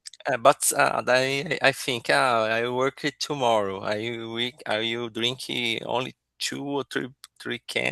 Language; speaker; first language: English; non-native, learner; Portuguese